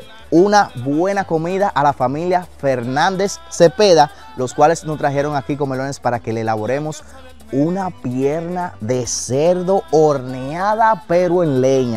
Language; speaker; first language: Spanish; native; Spanish